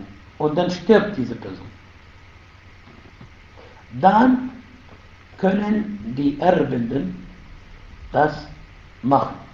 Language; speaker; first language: German; non-native, fluent; Arabic